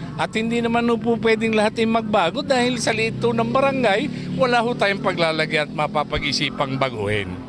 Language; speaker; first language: Filipino; native; Filipino